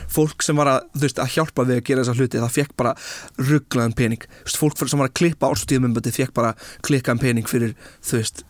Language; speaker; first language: Icelandic; native; Icelandic